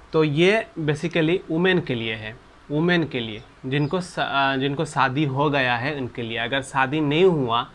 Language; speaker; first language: Hindi; non-native, local second language; Bangla